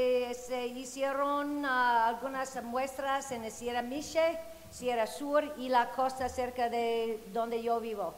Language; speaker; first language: Spanish; non-native, fluent; English